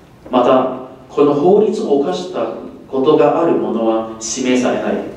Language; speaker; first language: Japanese; non-native, fluent; Cantonese